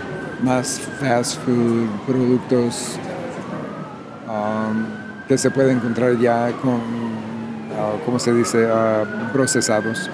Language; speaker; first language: Spanish; non-native, fluent; English